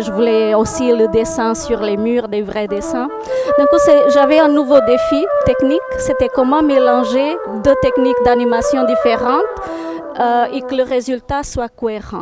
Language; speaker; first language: French; non-native, fluent; Portuguese